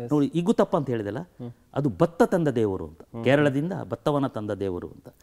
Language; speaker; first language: Kannada; non-native, local second language; Kodava